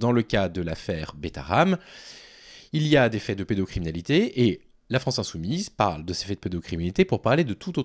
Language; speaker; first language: French; native; French